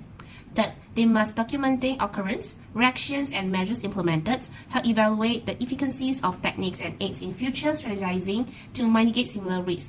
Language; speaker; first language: English; non-native, local second language; Malay